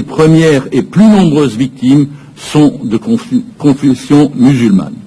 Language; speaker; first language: French; native; French